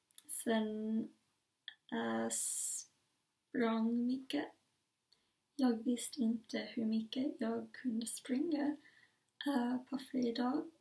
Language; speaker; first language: Swedish; non-native, learner; English